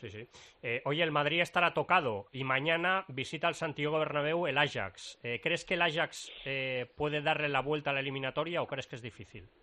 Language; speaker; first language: Spanish; native; Spanish